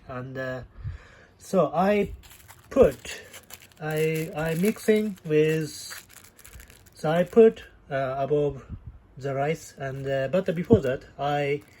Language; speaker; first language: English; non-native, learner; Japanese